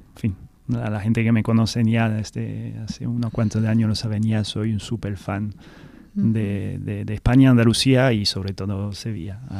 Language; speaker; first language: Spanish; non-native, fluent; French